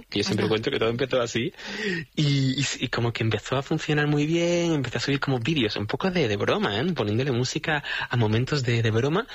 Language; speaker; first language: Spanish; native; Spanish